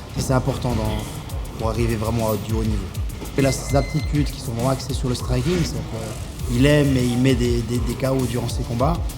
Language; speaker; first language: French; native; French